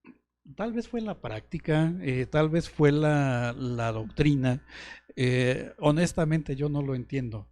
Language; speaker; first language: Spanish; native; Spanish